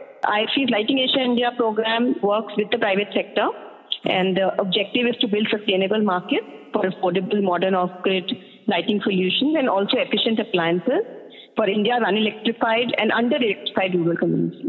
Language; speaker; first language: English; non-native, local second language; Hindi